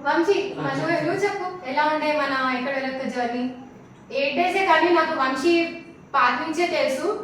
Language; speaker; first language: Telugu; non-native, learner; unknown